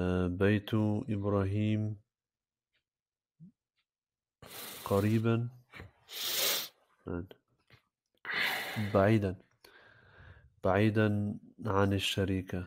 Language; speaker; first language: Arabic; non-native, learner; German